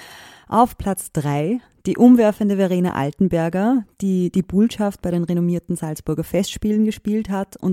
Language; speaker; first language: German; native; German